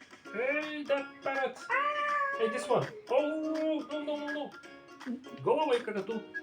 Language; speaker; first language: English; non-native, learner; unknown